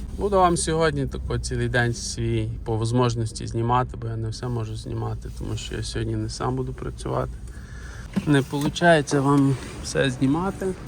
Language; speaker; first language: Ukrainian; native; Ukrainian